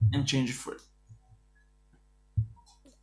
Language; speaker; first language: English; non-native, learner; Portuguese